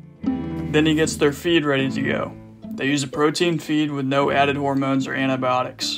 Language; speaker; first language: English; native; English